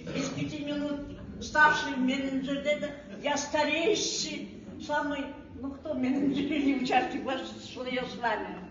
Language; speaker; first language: Russian; non-native, local second language; Kazakh